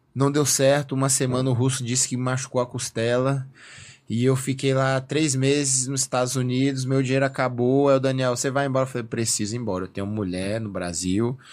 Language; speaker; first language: Portuguese; native; Portuguese